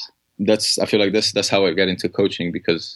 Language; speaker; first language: English; non-native, fluent; Arabic